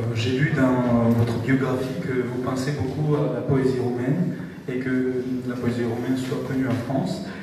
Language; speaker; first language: French; non-native, fluent; Georgian